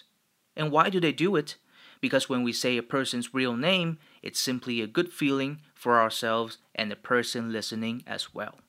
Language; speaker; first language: English; non-native, fluent; Chinese